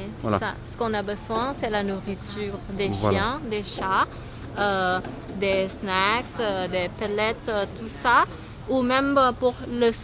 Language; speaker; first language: French; non-native, learner; Thai